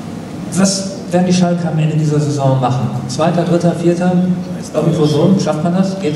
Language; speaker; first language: German; native; German